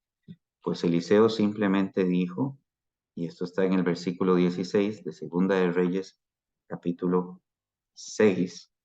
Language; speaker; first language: Spanish; native; Spanish